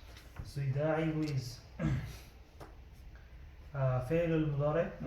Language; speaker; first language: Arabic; non-native, learner; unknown